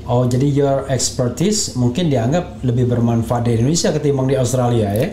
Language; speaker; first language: Indonesian; native; Indonesian